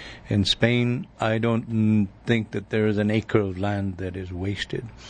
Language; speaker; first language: English; early bilingual, other home language; Spanish